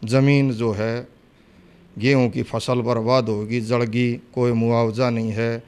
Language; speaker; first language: Hindi; native; Hindi